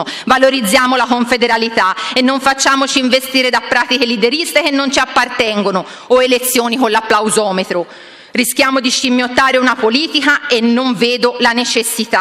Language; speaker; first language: Italian; native; Italian